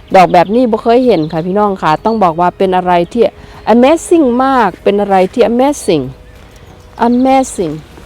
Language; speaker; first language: Thai; native; Thai